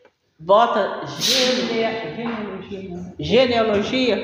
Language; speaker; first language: Portuguese; non-native, learner; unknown